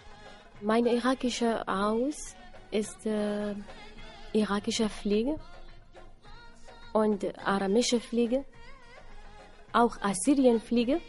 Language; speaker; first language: German; non-native, learner; Assyrian Neo-Aramaic